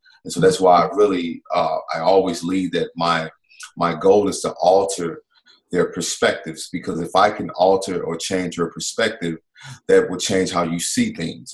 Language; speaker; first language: English; native; English